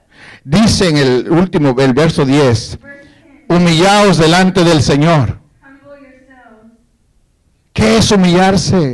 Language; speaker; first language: Spanish; native; Spanish